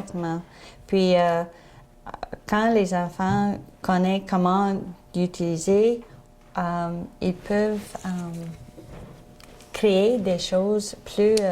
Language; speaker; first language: French; non-native, learner; English